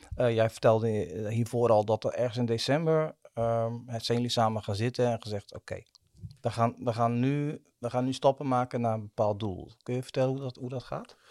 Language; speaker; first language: Dutch; native; Dutch